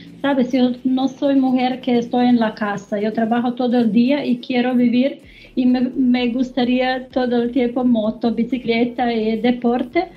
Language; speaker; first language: Spanish; non-native, learner; German